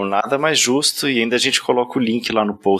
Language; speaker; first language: Portuguese; native; Portuguese